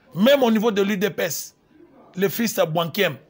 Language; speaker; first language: French; non-native, local second language; Lingala